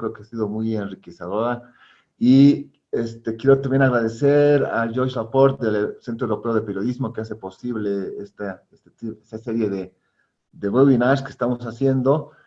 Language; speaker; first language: Spanish; native; Spanish